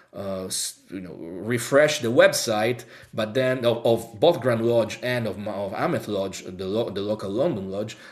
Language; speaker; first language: English; non-native, fluent; Italian